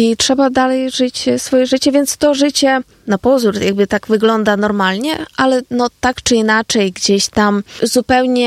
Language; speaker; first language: Polish; non-native, fluent; Ukrainian